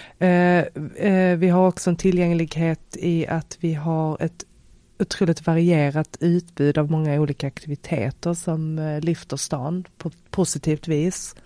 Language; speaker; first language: Swedish; native; Swedish